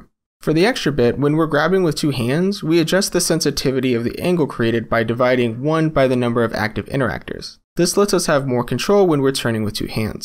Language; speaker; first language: English; native; English